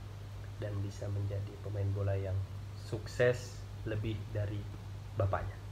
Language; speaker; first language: Indonesian; non-native, local second language; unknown